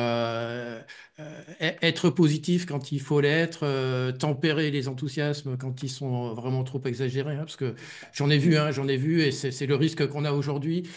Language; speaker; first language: French; native; French